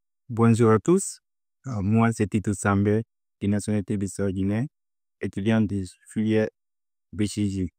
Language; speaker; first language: French; non-native, learner; Portuguese